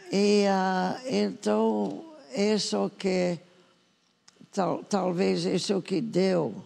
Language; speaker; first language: Portuguese; non-native, fluent; English